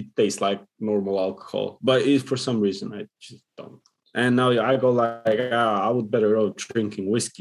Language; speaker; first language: English; non-native, fluent; Macedonian